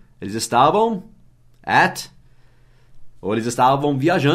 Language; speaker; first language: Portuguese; non-native, fluent; English